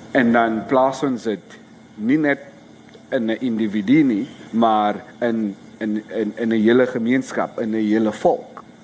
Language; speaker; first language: Afrikaans; non-native, local second language; Xhosa